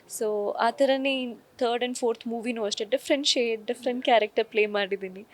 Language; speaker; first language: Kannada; non-native, local second language; Kodava